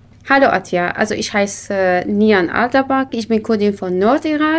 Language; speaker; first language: German; non-native, learner; Kurdish